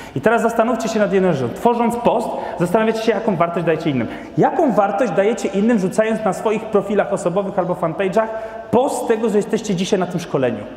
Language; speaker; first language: Polish; non-native, fluent; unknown